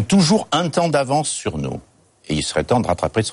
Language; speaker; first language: French; native; French